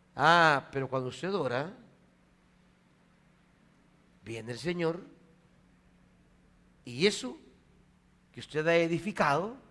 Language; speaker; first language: Spanish; native; Spanish